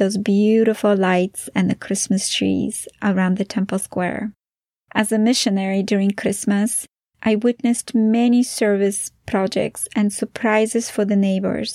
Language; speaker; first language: English; non-native, fluent; Polish